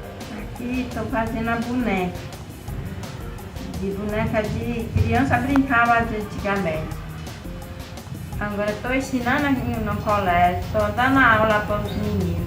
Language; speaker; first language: Portuguese; non-native, local second language; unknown